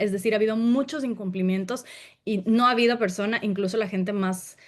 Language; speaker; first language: Spanish; native; Spanish